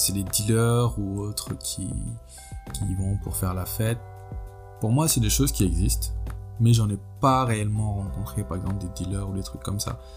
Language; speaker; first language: French; non-native, local second language; Wolof